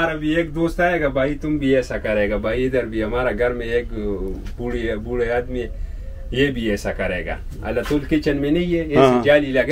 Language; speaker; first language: Hindi; non-native, local second language; Pashto